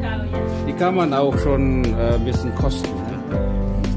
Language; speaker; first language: German; non-native, fluent; Indonesian